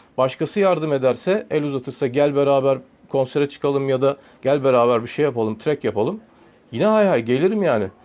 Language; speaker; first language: Turkish; early bilingual, heritage; Turkish